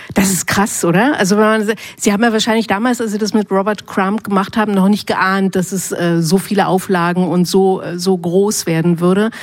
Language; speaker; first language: German; native; German